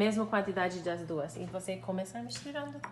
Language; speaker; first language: Portuguese; non-native, learner; English